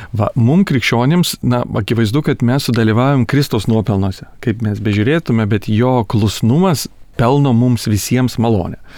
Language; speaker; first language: Lithuanian; native; Lithuanian